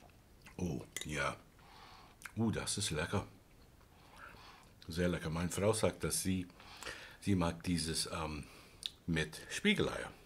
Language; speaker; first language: German; non-native, learner; English